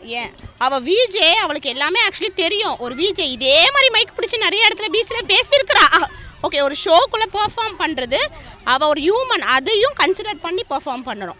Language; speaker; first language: Tamil; native; Tamil